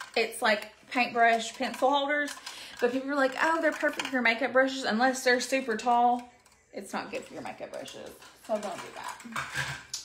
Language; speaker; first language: English; native; English